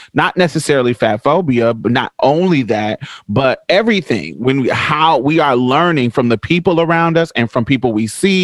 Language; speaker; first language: English; native; English